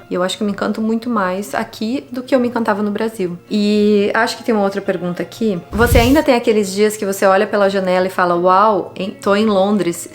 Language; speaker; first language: Portuguese; native; Portuguese